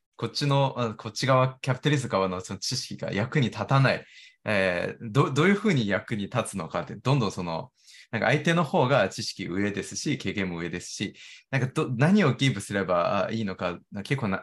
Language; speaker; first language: Japanese; non-native, fluent; Chinese